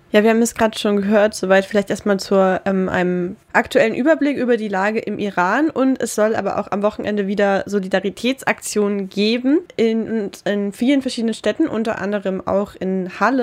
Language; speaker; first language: German; native; German